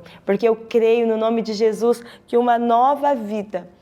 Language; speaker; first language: Portuguese; native; Portuguese